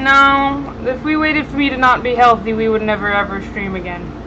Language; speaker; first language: English; native; English